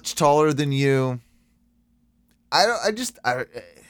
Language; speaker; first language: English; native; English